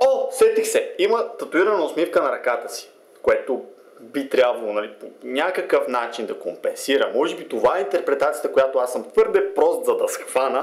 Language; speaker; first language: Bulgarian; native; Bulgarian